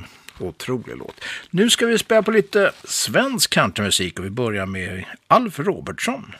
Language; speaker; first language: Swedish; native; Swedish